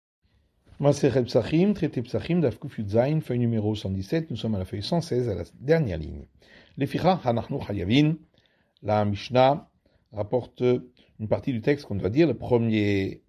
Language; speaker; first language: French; native; French